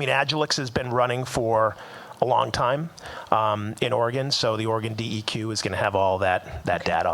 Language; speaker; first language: English; native; English